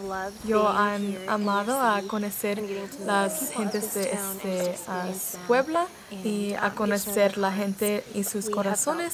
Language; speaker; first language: Spanish; non-native, learner; English